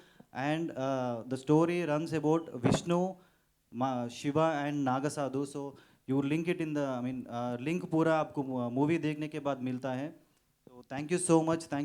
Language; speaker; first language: Hindi; non-native, local second language; Telugu